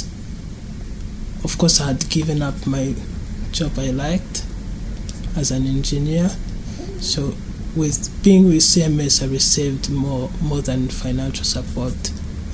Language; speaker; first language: English; non-native, local second language; Kinyarwanda